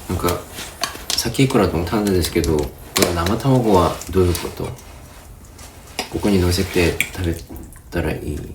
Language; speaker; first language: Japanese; non-native, fluent; Korean